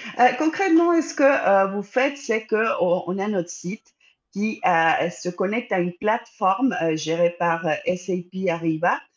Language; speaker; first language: French; non-native, fluent; Spanish